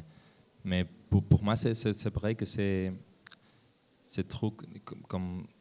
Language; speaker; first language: French; non-native, learner; Spanish